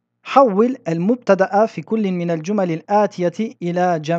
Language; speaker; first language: Arabic; non-native, fluent; French